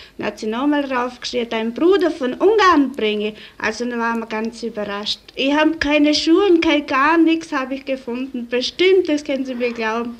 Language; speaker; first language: German; native; German